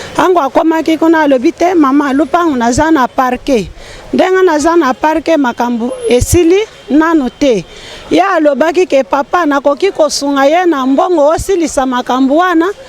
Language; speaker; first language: Lingala; non-native, local second language; Swahili